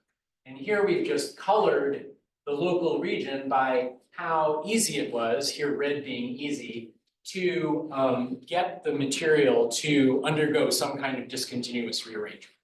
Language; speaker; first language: English; native; English